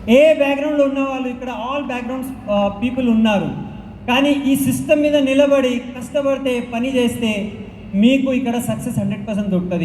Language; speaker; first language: Telugu; non-native, local second language; Hindi